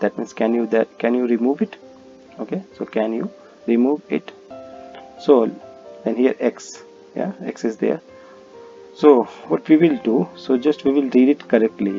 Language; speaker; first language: English; non-native, local second language; Hindi